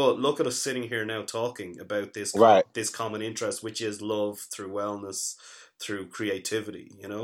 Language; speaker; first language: English; native; English